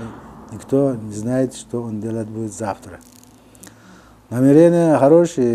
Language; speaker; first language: Russian; non-native, local second language; Uzbek